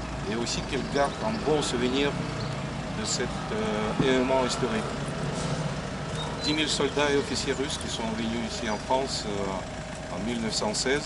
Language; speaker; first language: French; non-native, fluent; Russian